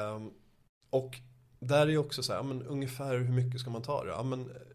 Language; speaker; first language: Swedish; early bilingual, other home language; Persian